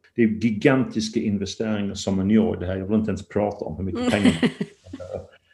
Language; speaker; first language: Swedish; non-native, fluent; English